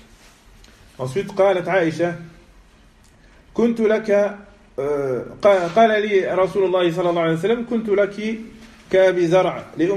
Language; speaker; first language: Arabic; non-native, fluent; French